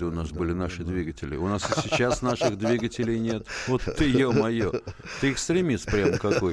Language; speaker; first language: Russian; native; Russian